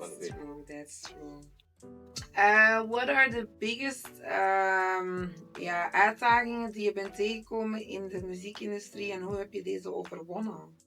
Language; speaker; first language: Dutch; native; Dutch